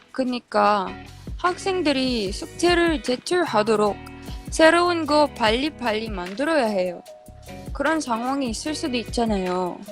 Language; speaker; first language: Korean; non-native, learner; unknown